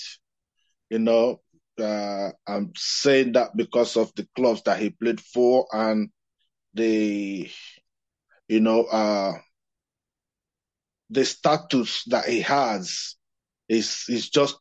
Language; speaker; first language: English; non-native, local second language; Igbo